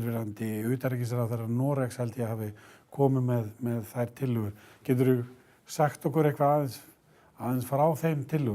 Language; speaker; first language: Icelandic; native; Icelandic